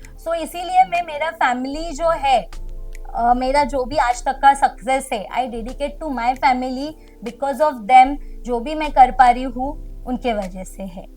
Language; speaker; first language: Hindi; non-native, local second language; Marwari